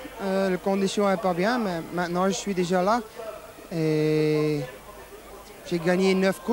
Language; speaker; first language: French; non-native, local second language; Dutch